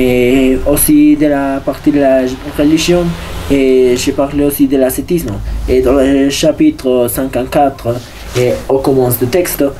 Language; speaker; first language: French; non-native, learner; Spanish